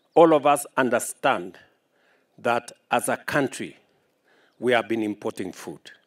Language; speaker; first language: English; non-native, local second language; Kalenjin